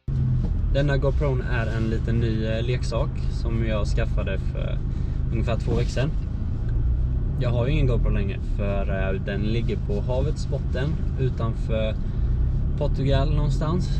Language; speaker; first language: Swedish; native; Swedish